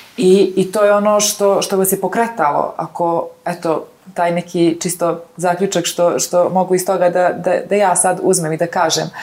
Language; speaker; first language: Bosnian; native; Bosnian